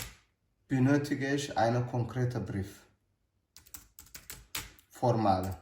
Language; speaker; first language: German; non-native, learner; Amharic